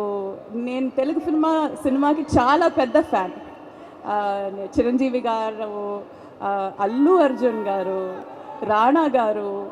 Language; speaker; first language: Telugu; non-native, fluent; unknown